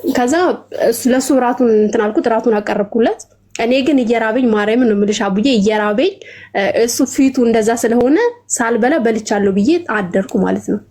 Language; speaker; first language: Amharic; native; Amharic